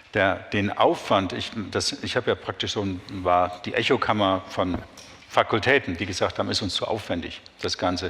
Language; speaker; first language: German; native; German